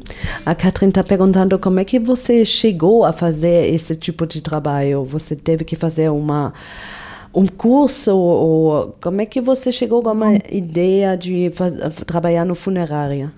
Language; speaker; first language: Portuguese; non-native, fluent; German